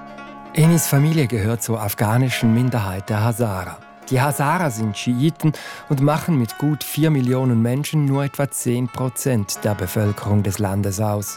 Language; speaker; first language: German; native; German